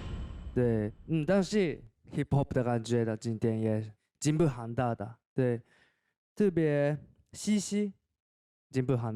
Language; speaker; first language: Chinese; non-native, learner; Japanese